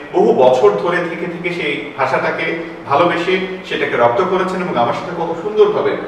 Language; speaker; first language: Bangla; native; Bangla